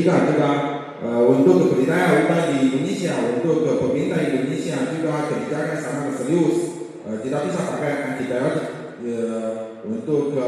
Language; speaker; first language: Indonesian; non-native, learner; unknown